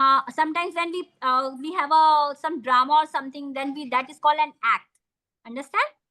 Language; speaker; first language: English; non-native, fluent; Hindi